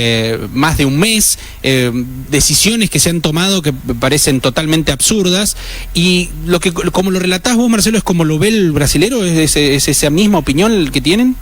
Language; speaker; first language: Spanish; native; Spanish